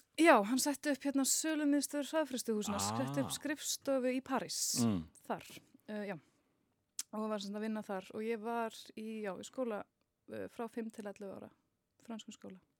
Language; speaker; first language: Icelandic; early bilingual, heritage; Icelandic